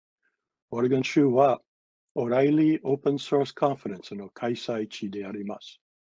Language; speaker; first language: Japanese; non-native, fluent; English